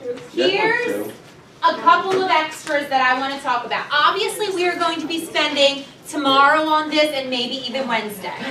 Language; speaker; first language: English; native; English